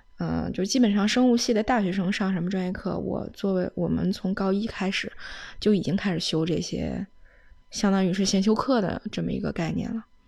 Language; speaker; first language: Chinese; native; Chinese